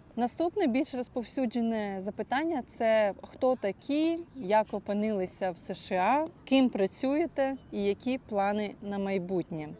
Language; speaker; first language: Ukrainian; non-native, local second language; Russian